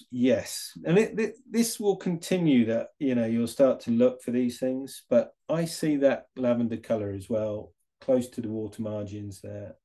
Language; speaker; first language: English; native; English